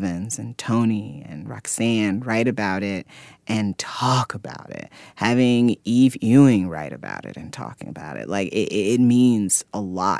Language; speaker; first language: English; native; English